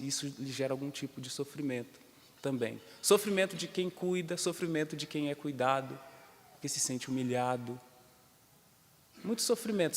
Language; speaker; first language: Portuguese; native; Portuguese